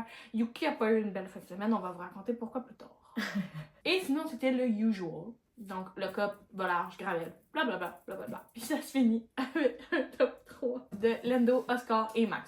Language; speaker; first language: French; native; French